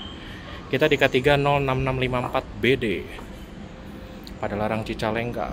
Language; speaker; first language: Indonesian; native; Indonesian